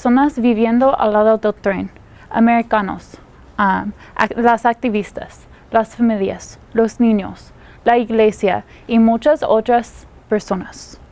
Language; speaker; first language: Spanish; non-native, learner; English